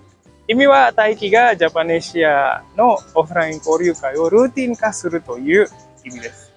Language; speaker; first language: Japanese; non-native, fluent; Indonesian